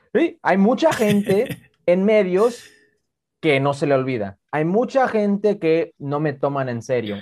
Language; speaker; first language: Spanish; early bilingual, heritage; Spanish